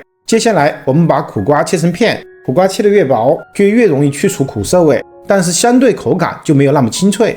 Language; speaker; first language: Chinese; native; Chinese